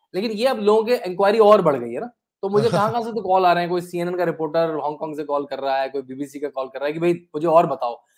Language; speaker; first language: Hindi; native; Hindi